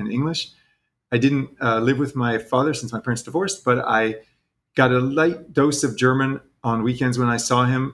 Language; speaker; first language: English; native; English